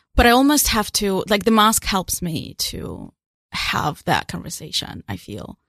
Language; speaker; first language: English; non-native, fluent; Russian